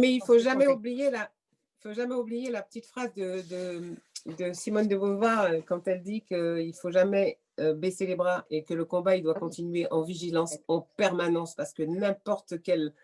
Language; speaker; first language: French; native; French